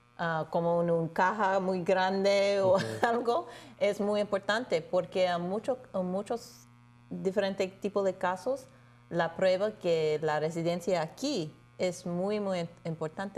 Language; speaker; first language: Spanish; non-native, fluent; English